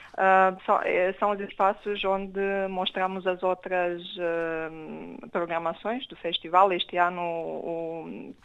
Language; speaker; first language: Portuguese; non-native, fluent; Romanian